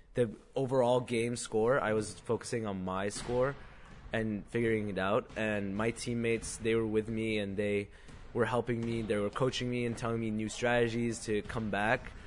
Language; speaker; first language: English; non-native, fluent; Arabic